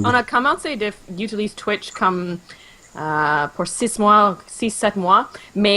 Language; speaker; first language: French; non-native, local second language; English